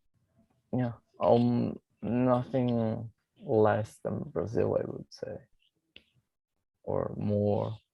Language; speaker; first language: English; non-native, fluent; Portuguese